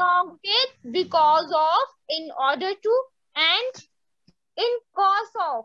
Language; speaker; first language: English; non-native, local second language; Hindi